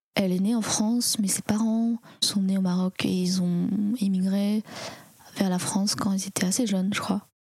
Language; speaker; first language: French; early bilingual, other home language; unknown